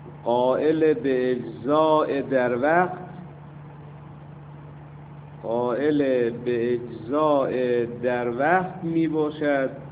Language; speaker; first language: Persian; native; Persian